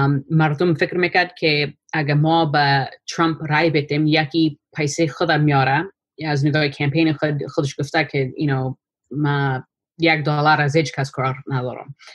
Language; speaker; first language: Persian; early bilingual, heritage; Persian